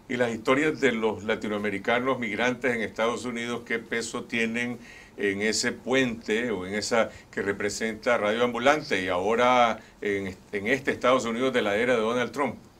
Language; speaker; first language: Spanish; native; Spanish